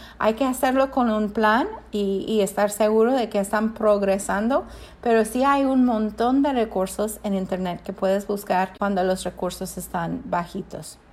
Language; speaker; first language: Spanish; non-native, fluent; English